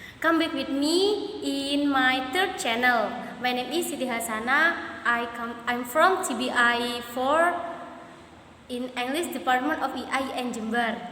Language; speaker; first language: English; non-native, learner; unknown